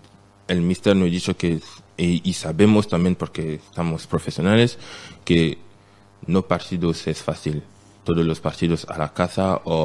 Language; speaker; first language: Spanish; non-native, learner; French